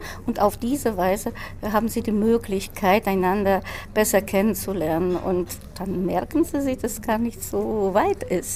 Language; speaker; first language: German; non-native, fluent; Russian